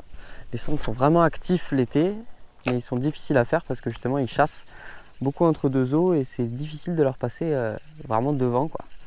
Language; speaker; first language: French; native; French